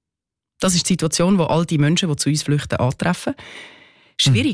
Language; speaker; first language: German; native; German